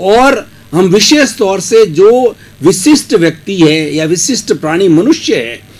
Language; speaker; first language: Hindi; native; Hindi